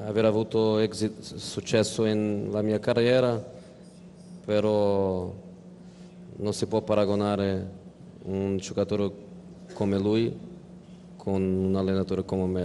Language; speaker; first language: Italian; non-native, fluent; Portuguese